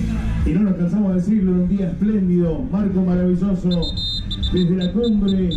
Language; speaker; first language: Spanish; native; Spanish